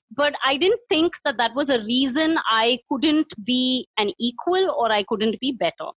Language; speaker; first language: English; non-native, local second language; Hindi